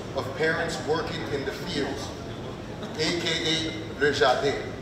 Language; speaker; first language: English; native; English